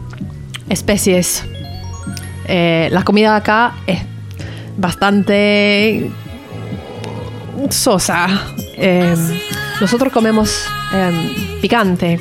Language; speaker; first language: Spanish; non-native, learner; English